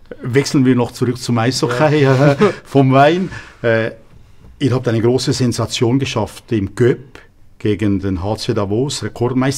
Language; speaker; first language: German; native; German